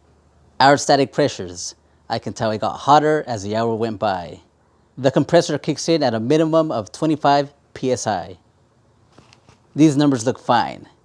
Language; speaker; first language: English; native; English